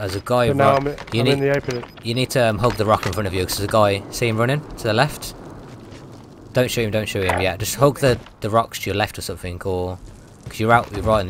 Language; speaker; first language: English; native; English